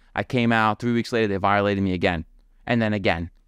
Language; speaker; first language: English; native; English